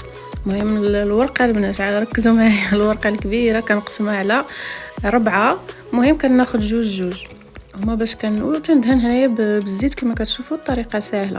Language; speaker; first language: Arabic; native; Arabic